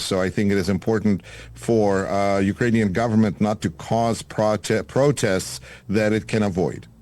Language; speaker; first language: English; non-native, fluent; Russian